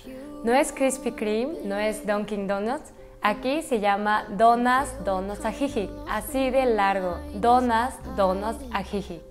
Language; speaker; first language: Spanish; non-native, fluent; Korean